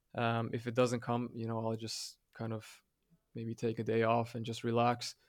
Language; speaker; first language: English; non-native, fluent; Latvian